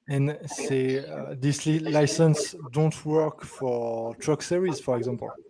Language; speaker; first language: English; non-native, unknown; French